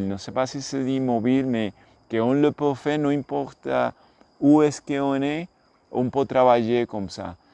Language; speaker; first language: French; non-native, learner; English